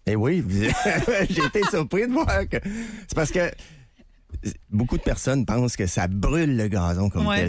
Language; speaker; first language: French; native; French